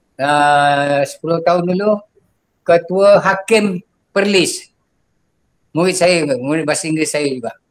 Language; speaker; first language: Malay; non-native, local second language; Javanese